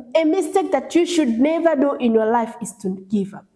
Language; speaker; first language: English; non-native, local second language; Swahili